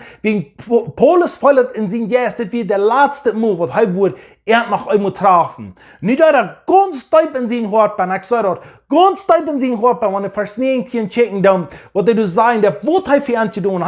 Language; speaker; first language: German; non-native, learner; English